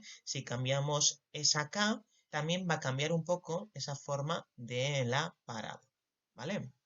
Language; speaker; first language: Spanish; native; Spanish